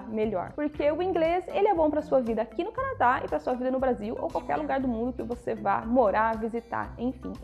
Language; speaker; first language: Portuguese; native; Portuguese